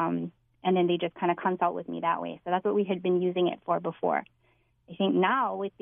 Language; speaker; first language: English; native; English